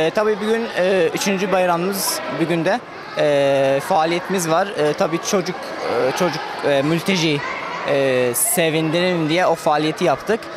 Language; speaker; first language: Turkish; non-native, learner; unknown